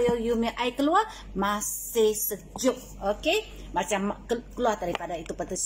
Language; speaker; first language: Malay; non-native, local second language; Min Nan Chinese